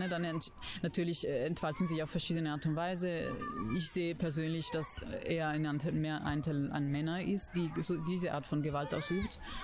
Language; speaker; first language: German; non-native, fluent; Italian